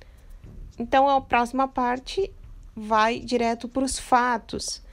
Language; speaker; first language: Portuguese; native; Portuguese